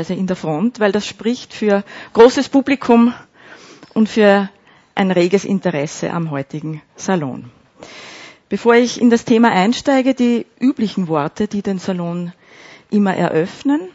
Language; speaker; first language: German; native; German